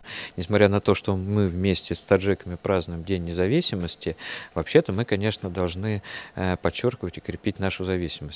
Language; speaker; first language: Russian; native; Russian